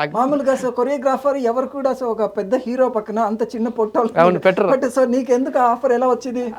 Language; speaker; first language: Telugu; native; Telugu